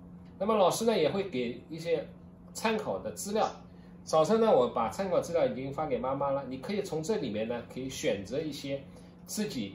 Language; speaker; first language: Chinese; native; Chinese